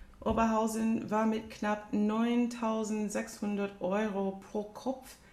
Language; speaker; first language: German; non-native, learner; English